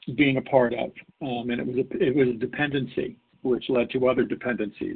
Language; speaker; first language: English; native; English